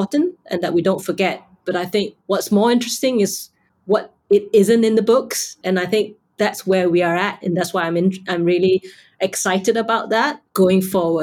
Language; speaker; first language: English; non-native, local second language; Cantonese